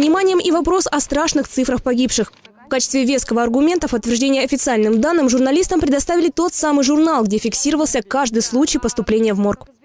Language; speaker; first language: Russian; native; Russian